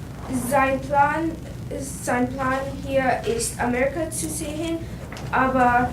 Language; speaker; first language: German; non-native, learner; English